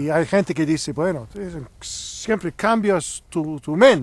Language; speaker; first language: Spanish; non-native, learner; English